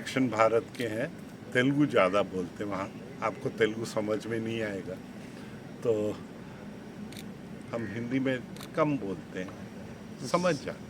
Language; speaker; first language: Hindi; non-native, local second language; Telugu